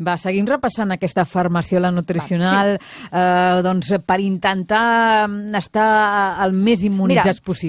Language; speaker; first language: Catalan; native; Catalan